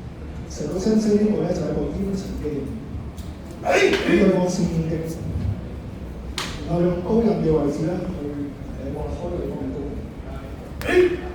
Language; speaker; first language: Cantonese; native; Cantonese